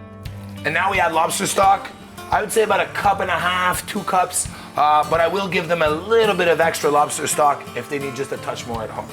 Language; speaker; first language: English; native; English